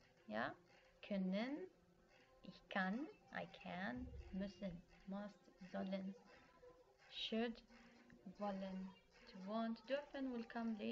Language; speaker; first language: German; non-native, fluent; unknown